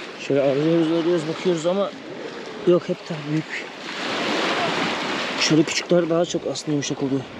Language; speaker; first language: Turkish; native; Turkish